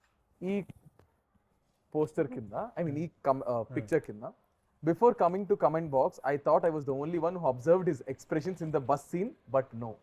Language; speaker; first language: Telugu; native; Telugu